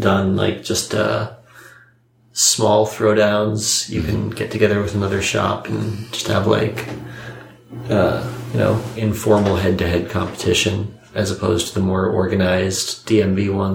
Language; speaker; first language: English; native; English